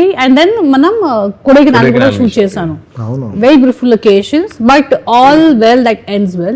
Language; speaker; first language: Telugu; non-native, fluent; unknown